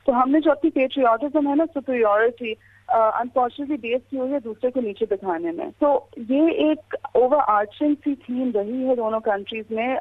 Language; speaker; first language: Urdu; native; Urdu